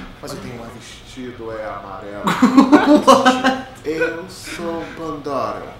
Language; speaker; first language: Portuguese; native; Portuguese